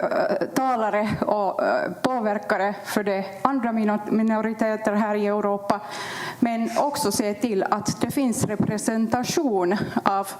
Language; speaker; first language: Swedish; non-native, fluent; Kurdish